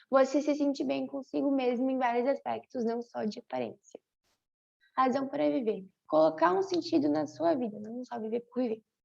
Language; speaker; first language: Portuguese; native; Portuguese